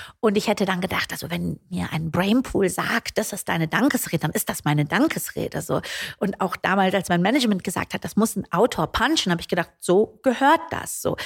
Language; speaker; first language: German; early bilingual, other home language; Persian